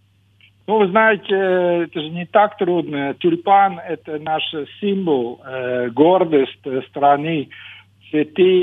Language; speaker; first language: Ukrainian; non-native, learner; Dutch